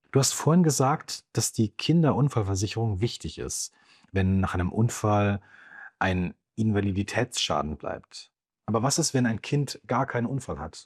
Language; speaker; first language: German; native; German